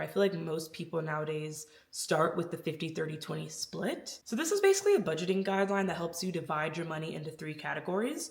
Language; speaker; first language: English; native; English